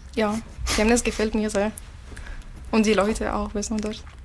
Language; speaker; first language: German; non-native, learner; Arabic